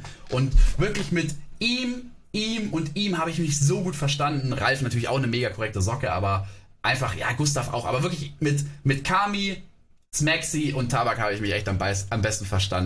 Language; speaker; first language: German; native; German